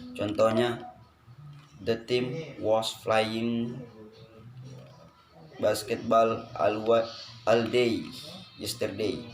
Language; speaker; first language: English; non-native, learner; Indonesian